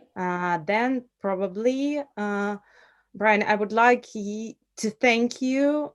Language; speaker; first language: English; non-native, fluent; Russian